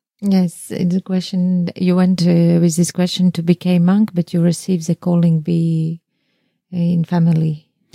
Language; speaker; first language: English; non-native, learner; Latvian